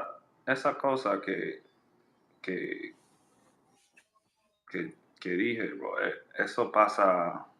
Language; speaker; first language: Spanish; non-native, learner; English